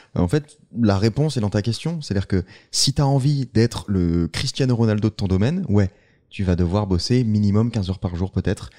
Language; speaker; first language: French; native; French